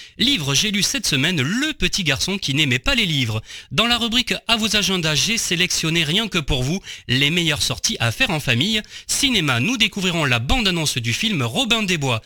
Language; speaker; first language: French; native; French